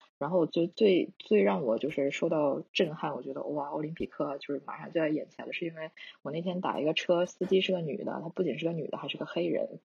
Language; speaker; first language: Chinese; non-native, local second language; Korean